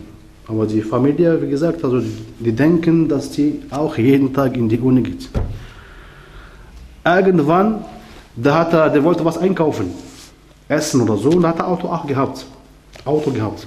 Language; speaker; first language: German; non-native, learner; Arabic